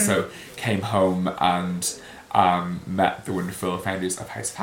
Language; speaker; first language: English; native; English